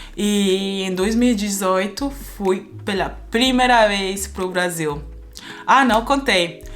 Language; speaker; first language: Portuguese; non-native, fluent; German